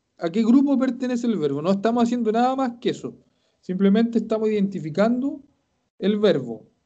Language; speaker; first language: Spanish; native; Spanish